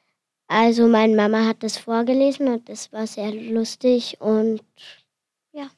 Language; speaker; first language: German; non-native, learner; Finnish